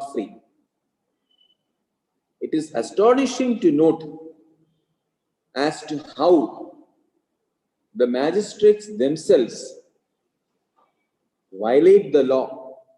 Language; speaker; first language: English; non-native, local second language; Malayalam